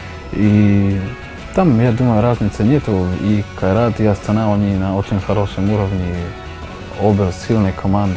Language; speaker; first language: Russian; non-native, learner; Slovak